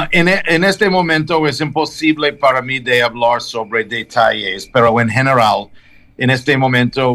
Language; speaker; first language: Spanish; non-native, learner; English